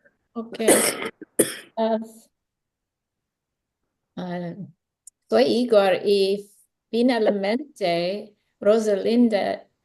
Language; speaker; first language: Spanish; non-native, learner; English